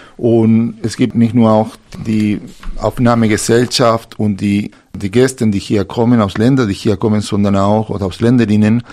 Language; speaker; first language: German; non-native, fluent; Spanish